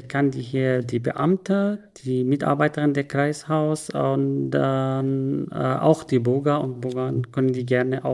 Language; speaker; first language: German; non-native, learner; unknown